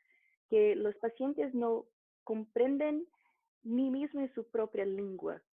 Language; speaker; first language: Spanish; non-native, fluent; Portuguese